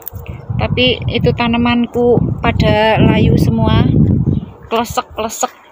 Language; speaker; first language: Indonesian; non-native, local second language; Javanese